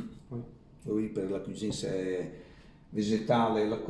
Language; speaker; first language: French; non-native, learner; Italian